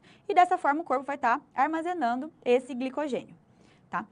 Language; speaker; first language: Portuguese; native; Portuguese